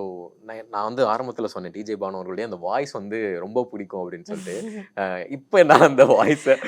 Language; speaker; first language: Tamil; native; Tamil